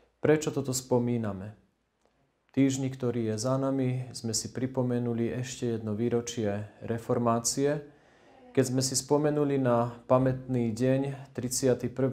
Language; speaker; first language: Slovak; native; Slovak